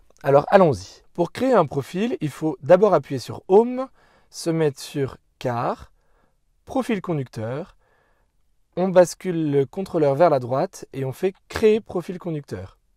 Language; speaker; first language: French; native; French